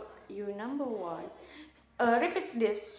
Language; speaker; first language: English; non-native, learner; Indonesian